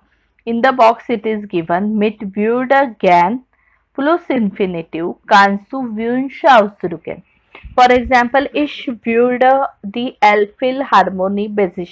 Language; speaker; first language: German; non-native, learner; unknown